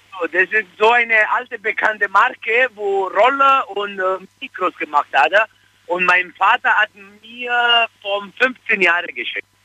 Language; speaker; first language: German; non-native, fluent; Italian